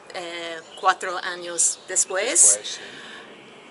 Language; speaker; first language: Spanish; non-native, learner; English